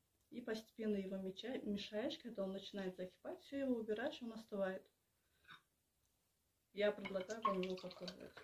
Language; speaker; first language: Russian; non-native, local second language; Azerbaijani